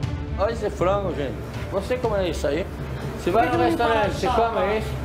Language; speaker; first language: Portuguese; non-native, fluent; French